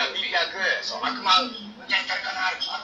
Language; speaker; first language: Indonesian; non-native, learner; Japanese